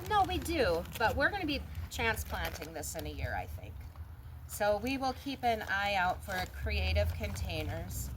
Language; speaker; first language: English; native; English